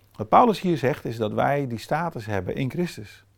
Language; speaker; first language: Dutch; non-native, fluent; Portuguese